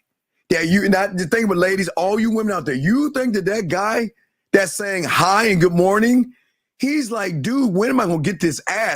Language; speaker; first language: English; native; English